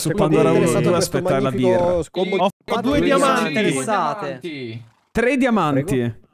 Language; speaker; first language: Italian; native; Italian